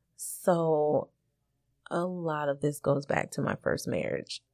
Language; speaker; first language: English; native; English